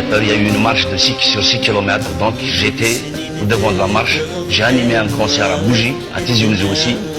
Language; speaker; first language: French; non-native, local second language; Kabyle